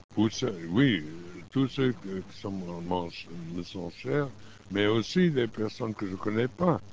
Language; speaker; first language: French; non-native, fluent; German